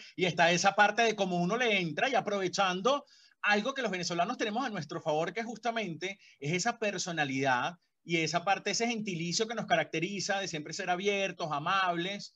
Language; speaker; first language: Spanish; native; Spanish